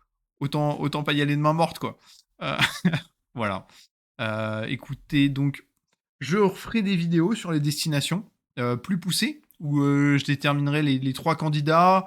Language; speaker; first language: French; native; French